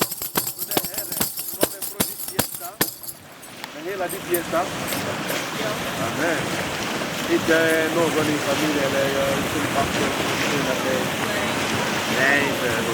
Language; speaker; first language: Swedish; non-native, fluent; Lingala